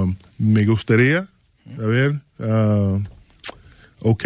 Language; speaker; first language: Spanish; non-native, learner; English